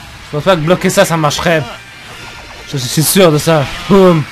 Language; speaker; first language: French; native; French